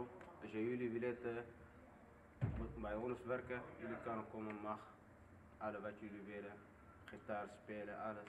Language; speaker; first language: Dutch; non-native, learner; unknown